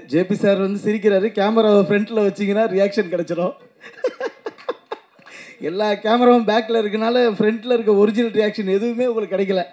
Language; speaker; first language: Tamil; native; Tamil